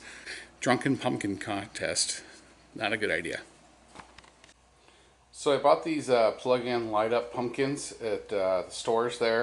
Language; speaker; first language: English; native; English